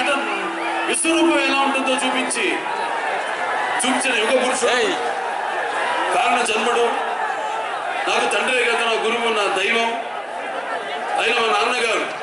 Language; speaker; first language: Telugu; native; Telugu